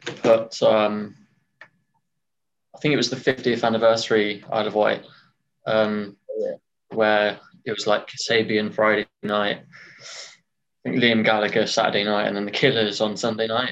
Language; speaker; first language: English; native; English